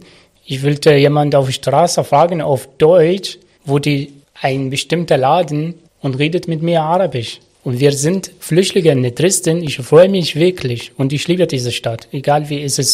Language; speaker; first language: German; non-native, learner; Arabic